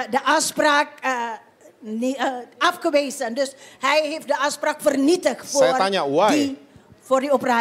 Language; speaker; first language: Dutch; non-native, fluent; Indonesian